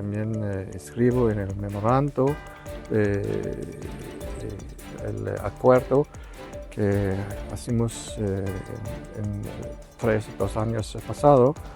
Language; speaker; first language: Spanish; non-native, learner; Norwegian